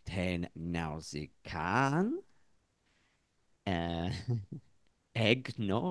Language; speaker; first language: Greek; non-native, learner; English